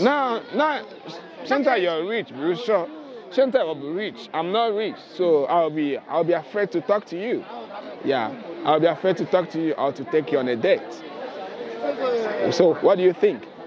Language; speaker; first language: English; non-native, local second language; Igbo